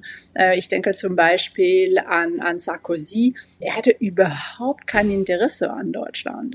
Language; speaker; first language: German; non-native, fluent; French